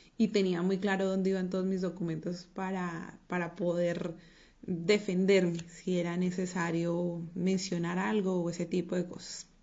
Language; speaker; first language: Spanish; native; Spanish